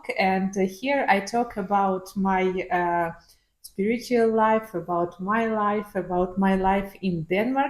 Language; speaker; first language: English; non-native, learner; Ukrainian